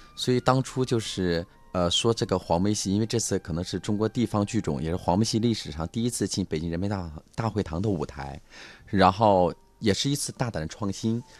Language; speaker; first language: Chinese; native; Chinese